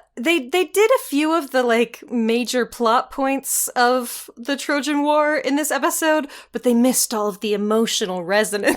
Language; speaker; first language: English; native; English